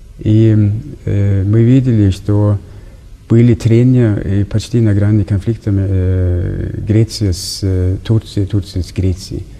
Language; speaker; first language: Russian; non-native, fluent; Norwegian